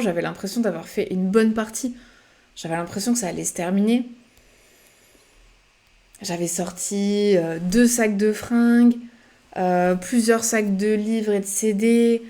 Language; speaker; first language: French; native; French